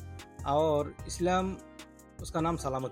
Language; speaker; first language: Hindi; non-native, fluent; Bangla